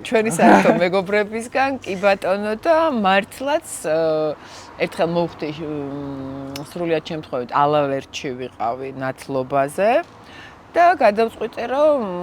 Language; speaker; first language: Georgian; native; Georgian